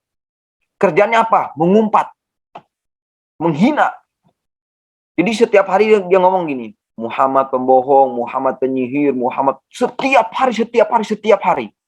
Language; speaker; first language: Indonesian; native; Indonesian